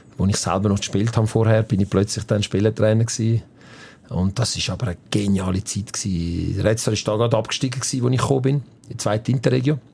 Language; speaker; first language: German; early bilingual, other home language; Italian